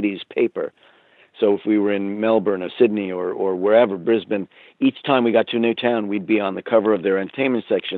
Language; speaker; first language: English; native; English